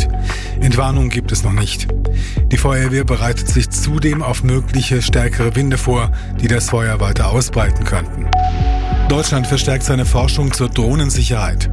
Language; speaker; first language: German; native; German